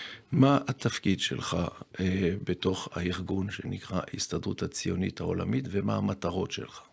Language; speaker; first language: Hebrew; non-native, fluent; French